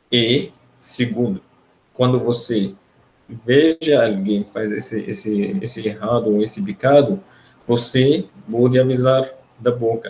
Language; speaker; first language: Portuguese; non-native, learner; Arabic